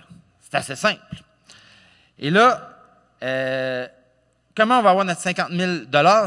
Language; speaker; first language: French; native; French